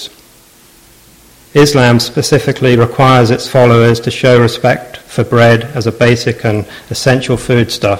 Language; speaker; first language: English; native; English